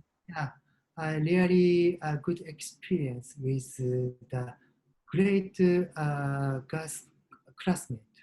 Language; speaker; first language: English; non-native, learner; Japanese